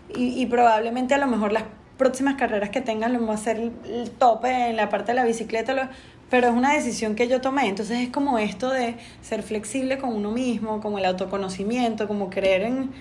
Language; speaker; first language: Spanish; native; Spanish